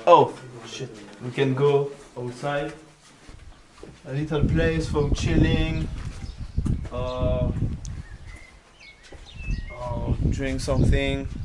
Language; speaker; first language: English; non-native, learner; French